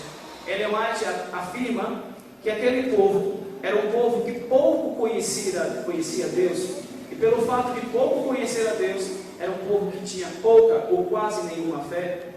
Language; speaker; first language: Portuguese; native; Portuguese